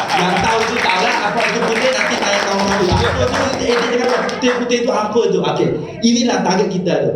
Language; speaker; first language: Malay; non-native, local second language; Chinese